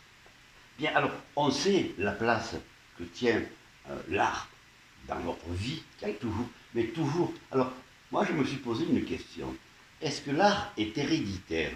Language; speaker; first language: French; native; French